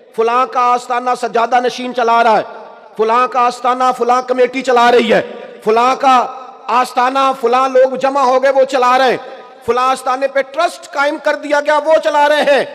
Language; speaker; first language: Urdu; non-native, local second language; Punjabi